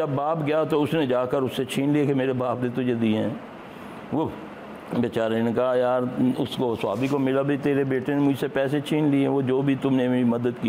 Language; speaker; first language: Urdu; non-native, local second language; Punjabi